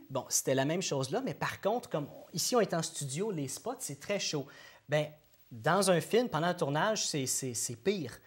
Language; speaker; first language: French; native; French